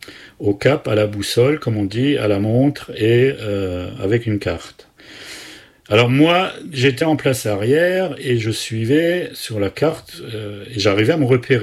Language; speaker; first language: French; native; French